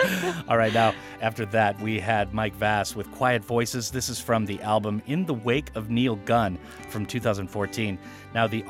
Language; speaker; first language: English; native; English